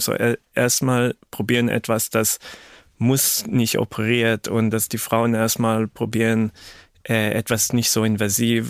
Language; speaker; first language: German; non-native, fluent; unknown